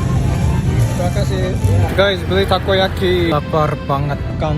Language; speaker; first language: Indonesian; non-native, learner; Japanese